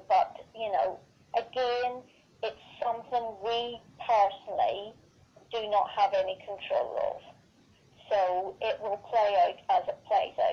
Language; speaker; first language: English; native; English